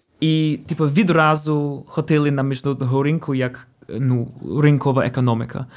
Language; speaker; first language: Ukrainian; non-native, fluent; English